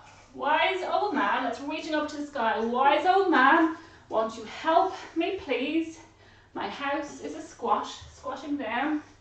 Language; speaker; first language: English; native; English